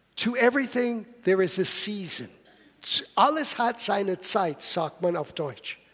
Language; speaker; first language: German; non-native, fluent; English